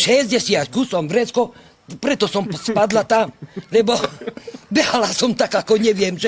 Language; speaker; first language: Slovak; non-native, local second language; Hungarian